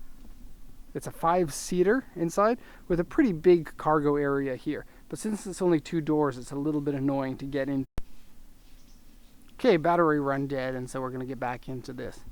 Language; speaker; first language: English; native; English